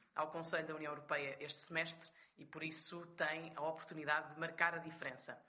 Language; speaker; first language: Portuguese; native; Portuguese